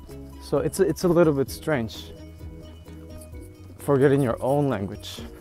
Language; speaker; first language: English; non-native, fluent; Spanish